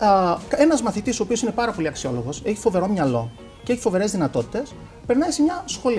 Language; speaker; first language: Greek; native; Greek